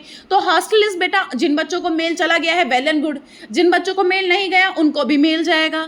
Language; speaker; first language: Hindi; native; Hindi